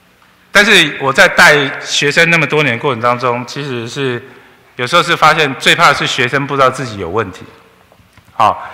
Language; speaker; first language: Chinese; native; Chinese